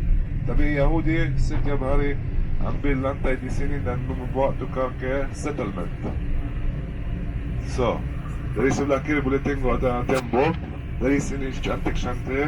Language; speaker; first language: Indonesian; non-native, fluent; Arabic